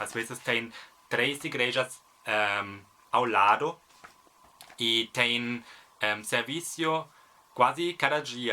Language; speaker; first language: Portuguese; non-native, fluent; German